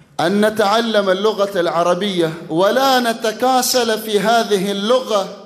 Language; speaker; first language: Arabic; non-native, fluent; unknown